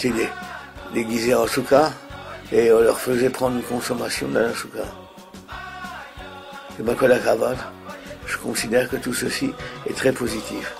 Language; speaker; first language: French; native; French